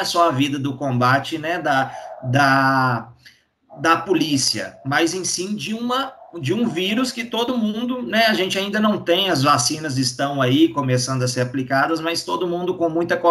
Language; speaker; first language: Portuguese; native; Portuguese